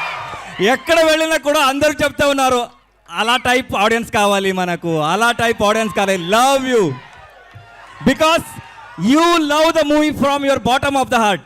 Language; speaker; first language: Telugu; non-native, learner; Kannada